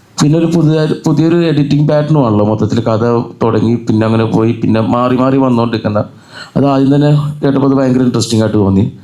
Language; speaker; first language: Malayalam; native; Malayalam